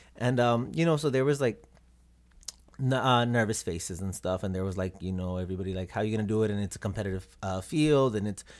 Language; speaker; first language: English; native; English